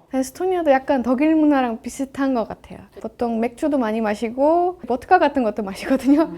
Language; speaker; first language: Korean; non-native, fluent; Estonian